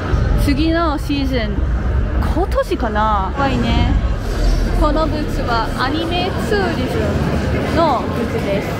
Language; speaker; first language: Japanese; non-native, learner; English